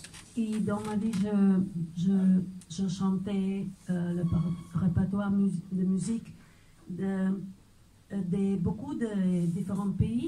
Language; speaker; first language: French; non-native, fluent; Croatian